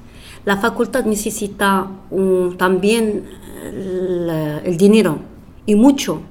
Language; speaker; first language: Spanish; non-native, fluent; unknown